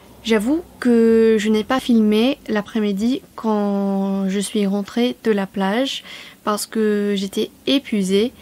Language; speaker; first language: French; non-native, fluent; English